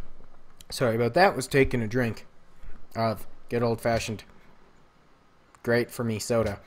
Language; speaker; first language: English; native; English